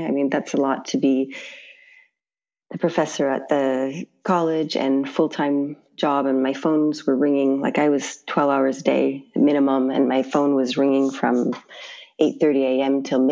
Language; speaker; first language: English; native; English